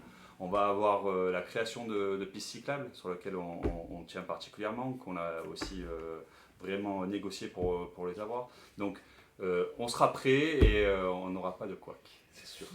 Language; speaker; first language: French; native; French